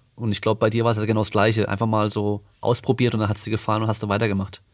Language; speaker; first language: German; native; German